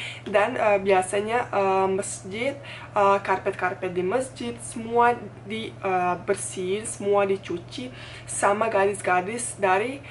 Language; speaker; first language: Indonesian; non-native, fluent; Bosnian